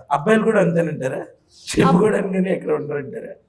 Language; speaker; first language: Telugu; native; Telugu